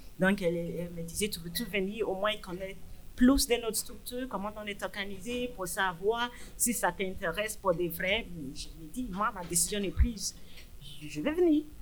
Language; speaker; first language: French; non-native, fluent; Yoruba